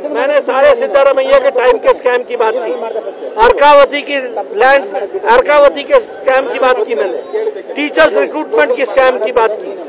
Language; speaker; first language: Hindi; native; Hindi